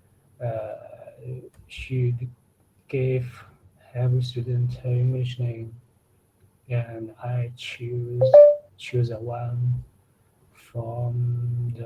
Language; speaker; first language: English; non-native, learner; Chinese